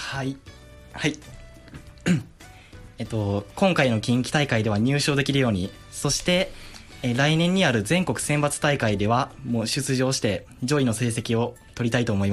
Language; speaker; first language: Japanese; native; Japanese